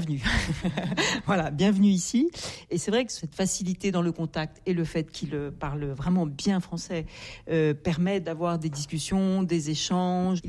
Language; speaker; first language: French; native; French